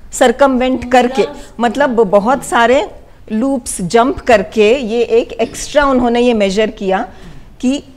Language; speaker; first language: Hindi; native; Hindi